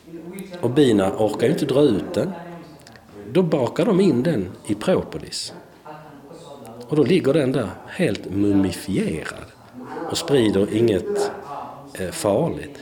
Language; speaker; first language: Swedish; native; Swedish